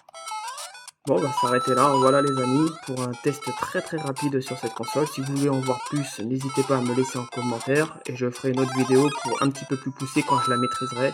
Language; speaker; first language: French; native; French